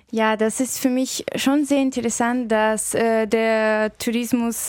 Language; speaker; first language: German; non-native, fluent; Russian